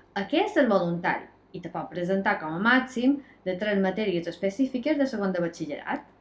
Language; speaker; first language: Catalan; native; Catalan